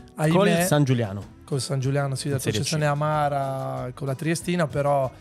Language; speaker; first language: Italian; native; Italian